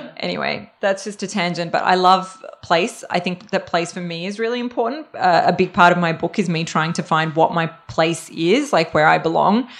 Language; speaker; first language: English; early bilingual, other home language; Serbian